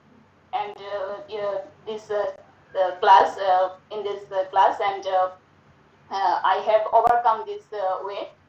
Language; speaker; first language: English; non-native, learner; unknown